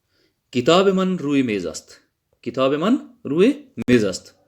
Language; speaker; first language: Persian; non-native, fluent; Urdu